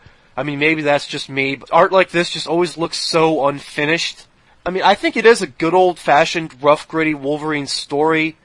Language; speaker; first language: English; native; English